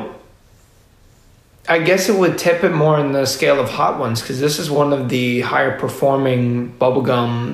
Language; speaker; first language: English; native; English